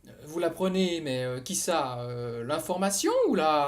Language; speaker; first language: French; native; French